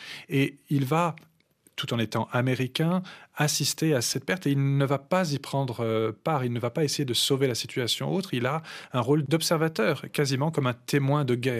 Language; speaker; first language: French; native; French